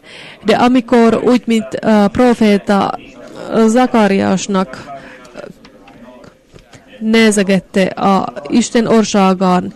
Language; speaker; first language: Hungarian; non-native, fluent; Finnish